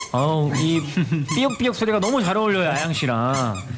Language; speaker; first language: Korean; native; Korean